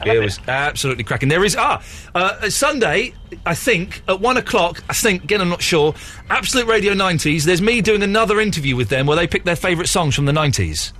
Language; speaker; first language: English; native; English